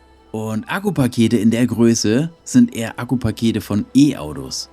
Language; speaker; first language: German; native; German